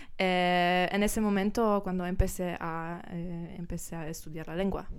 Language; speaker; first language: Spanish; non-native, learner; Polish